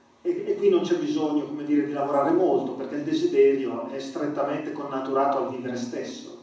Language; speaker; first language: Italian; native; Italian